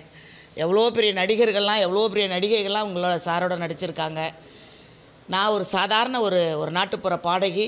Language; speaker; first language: Tamil; native; Tamil